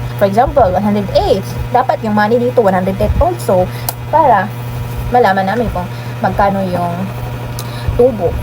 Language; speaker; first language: Filipino; non-native, local second language; Cebuano